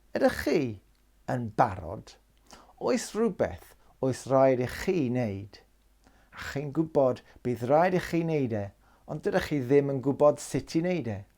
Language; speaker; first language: Welsh; non-native, local second language; English